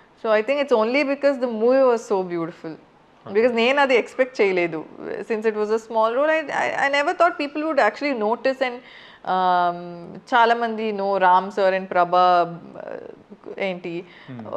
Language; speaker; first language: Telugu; non-native, fluent; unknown